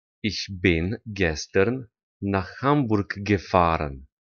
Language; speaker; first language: German; non-native, fluent; Romanian